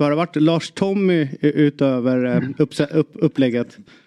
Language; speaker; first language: Swedish; native; Swedish